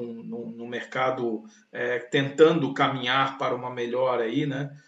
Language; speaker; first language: Portuguese; native; Portuguese